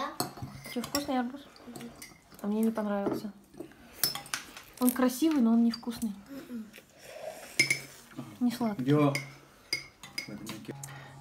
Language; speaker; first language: Russian; native; Russian